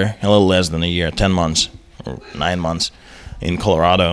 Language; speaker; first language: English; non-native, fluent; Russian